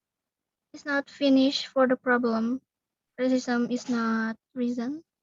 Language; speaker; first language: English; non-native, learner; Indonesian